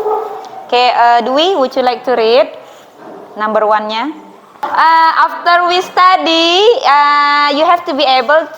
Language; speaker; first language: English; non-native, fluent; Indonesian